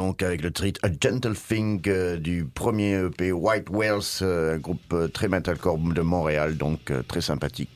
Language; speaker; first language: French; native; French